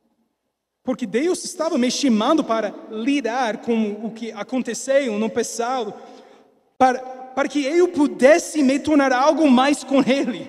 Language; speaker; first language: Portuguese; non-native, learner; English